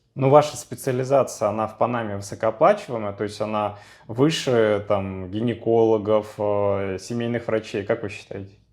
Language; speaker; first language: Russian; native; Russian